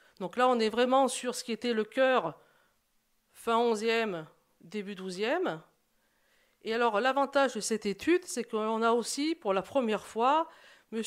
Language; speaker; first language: French; native; French